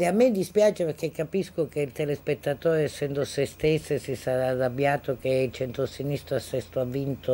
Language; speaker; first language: Italian; native; Italian